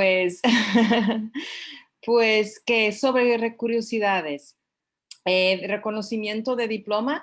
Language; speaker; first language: Spanish; non-native, fluent; Portuguese